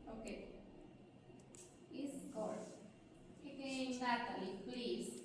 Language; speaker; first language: English; non-native, learner; Spanish